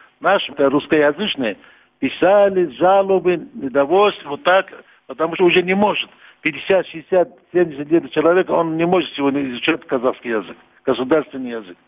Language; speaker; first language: Russian; non-native, local second language; Kurdish